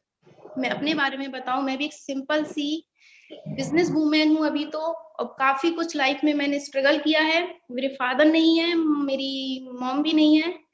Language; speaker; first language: Hindi; native; Hindi